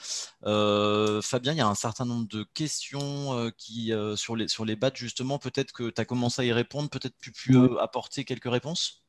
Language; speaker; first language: French; native; French